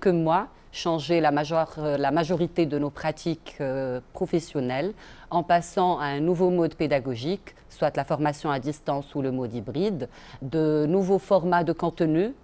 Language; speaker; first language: French; non-native, local second language; Arabic